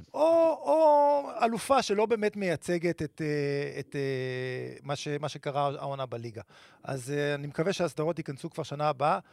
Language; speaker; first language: Hebrew; native; Hebrew